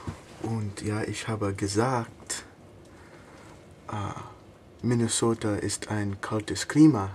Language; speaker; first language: German; non-native, learner; English